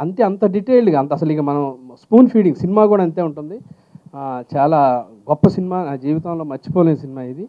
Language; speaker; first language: Telugu; native; Telugu